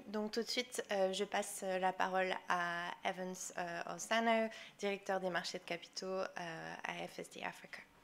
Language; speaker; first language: French; non-native, fluent; English